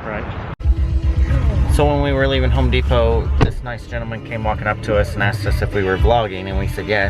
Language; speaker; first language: English; native; English